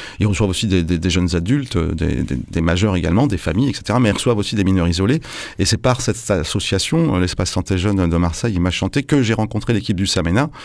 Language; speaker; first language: French; native; French